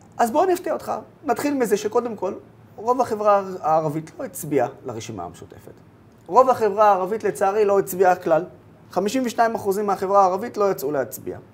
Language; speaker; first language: Hebrew; non-native, local second language; Arabic